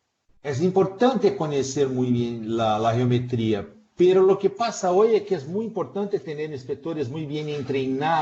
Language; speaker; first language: Spanish; non-native, fluent; Portuguese